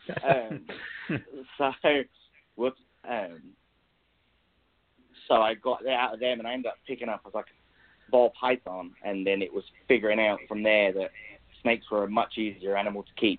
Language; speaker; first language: English; native; English